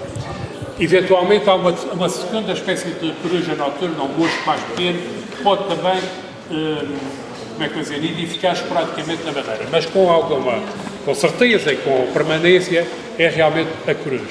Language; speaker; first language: Portuguese; native; Portuguese